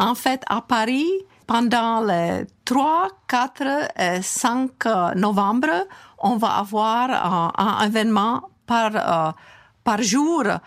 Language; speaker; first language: French; non-native, fluent; Czech